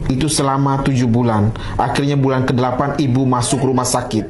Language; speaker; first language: Indonesian; native; Indonesian